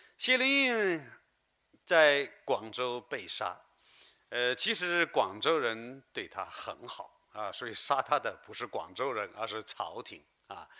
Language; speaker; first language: Chinese; native; Chinese